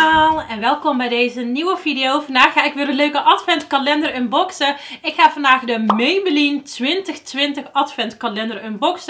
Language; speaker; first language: Dutch; native; Dutch